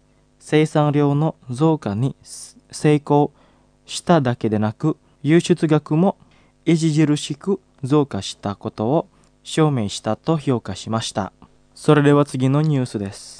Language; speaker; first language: Japanese; non-native, fluent; Indonesian